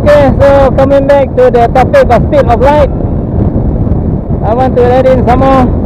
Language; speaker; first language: English; non-native, local second language; Malay